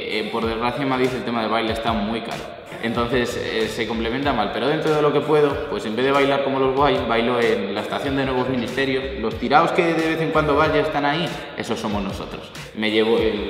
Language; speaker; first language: Spanish; native; Spanish